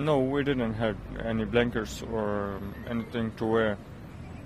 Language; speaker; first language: English; non-native, learner; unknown